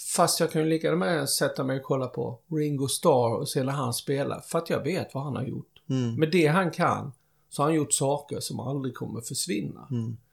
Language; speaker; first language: Swedish; native; Swedish